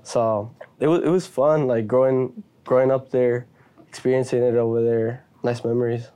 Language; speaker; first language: English; early bilingual, other home language; Spanish